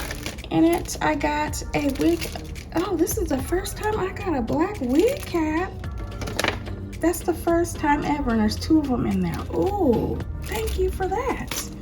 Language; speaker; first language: English; native; English